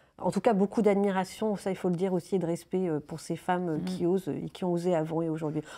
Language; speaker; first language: French; native; French